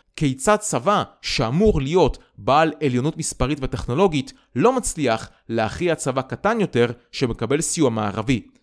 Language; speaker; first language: Hebrew; native; Hebrew